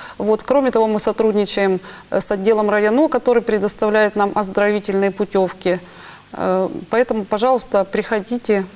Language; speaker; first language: Russian; native; Russian